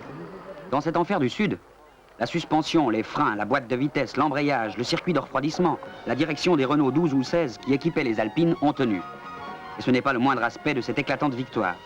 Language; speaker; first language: French; native; French